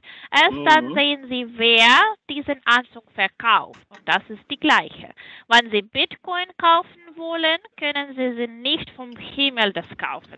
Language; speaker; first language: German; non-native, fluent; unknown